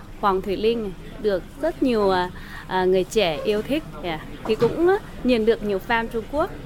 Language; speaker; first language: Vietnamese; non-native, fluent; Chinese